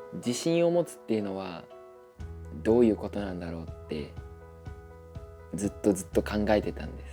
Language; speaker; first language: Japanese; native; Japanese